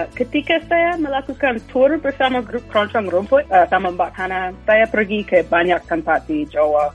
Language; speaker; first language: Indonesian; non-native, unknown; English